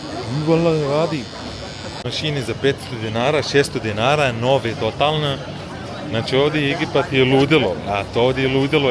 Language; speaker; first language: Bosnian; early bilingual, heritage; Bosnian